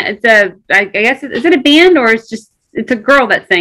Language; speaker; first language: English; early bilingual, other home language; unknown